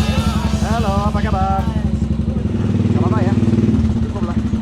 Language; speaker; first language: Indonesian; non-native, learner; English